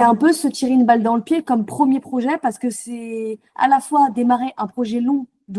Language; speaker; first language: French; native; French